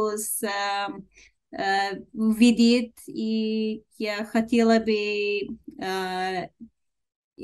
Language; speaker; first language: Russian; non-native, learner; Bulgarian